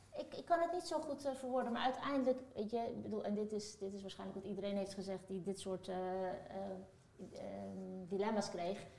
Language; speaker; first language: Dutch; early bilingual, other home language; Turkish